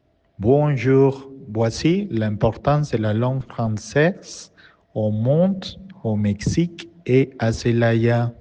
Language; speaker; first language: French; non-native, learner; Spanish